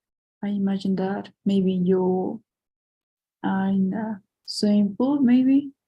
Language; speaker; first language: English; non-native, learner; Spanish